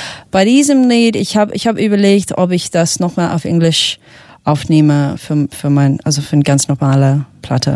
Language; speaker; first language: German; non-native, fluent; English